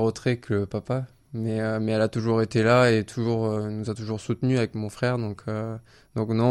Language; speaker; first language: French; native; French